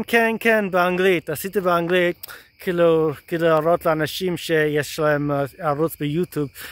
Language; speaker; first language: Hebrew; non-native, fluent; English